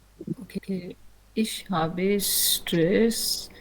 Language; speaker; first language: German; non-native, learner; Hindi